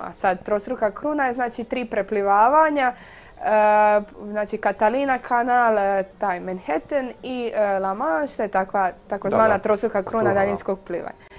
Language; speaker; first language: Croatian; native; Croatian